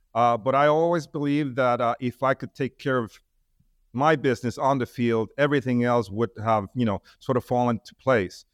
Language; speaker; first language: English; non-native, fluent; Spanish